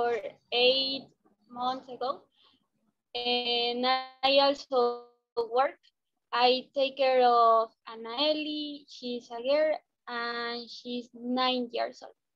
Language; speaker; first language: English; non-native, learner; Spanish